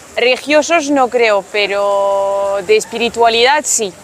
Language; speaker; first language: Spanish; non-native, fluent; French